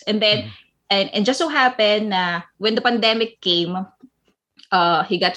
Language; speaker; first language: English; non-native, local second language; Filipino